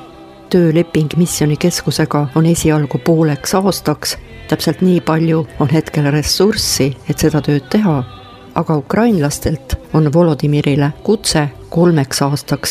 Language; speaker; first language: Estonian; native; Estonian